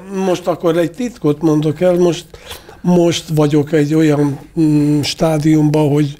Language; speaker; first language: Hungarian; native; Hungarian